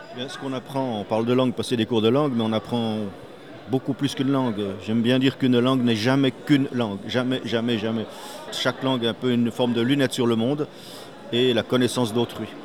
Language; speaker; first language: French; native; French